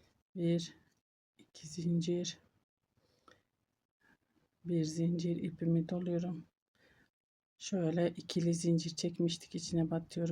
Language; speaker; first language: Turkish; native; Turkish